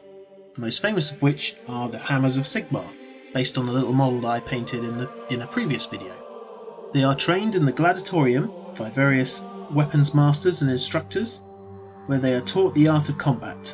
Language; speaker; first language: English; native; English